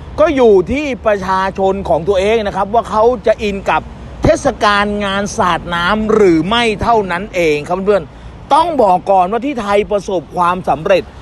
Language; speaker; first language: Thai; native; Thai